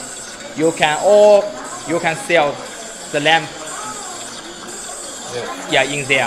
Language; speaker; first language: English; non-native, learner; Chinese